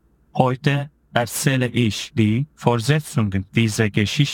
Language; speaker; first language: German; non-native, fluent; Turkish